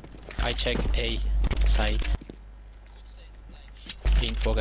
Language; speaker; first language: English; non-native, learner; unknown